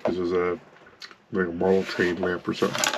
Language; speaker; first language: English; native; English